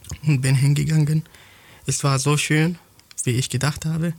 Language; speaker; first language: German; non-native, fluent; Arabic